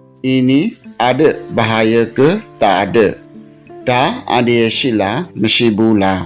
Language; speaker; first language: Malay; non-native, learner; Burmese